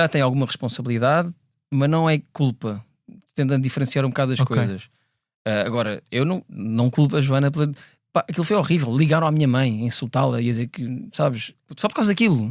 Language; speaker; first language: Portuguese; native; Portuguese